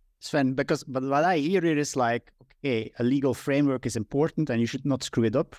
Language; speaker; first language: English; non-native, fluent; Dutch